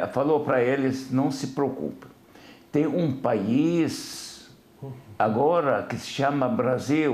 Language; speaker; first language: Portuguese; non-native, fluent; Arabic